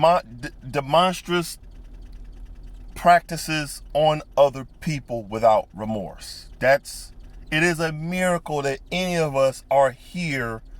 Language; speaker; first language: English; native; English